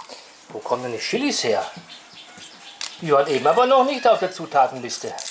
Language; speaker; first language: German; native; German